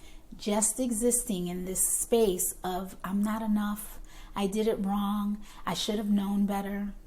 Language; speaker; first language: English; native; English